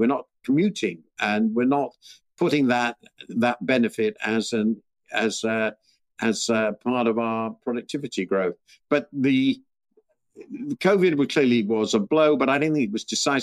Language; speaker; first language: English; native; English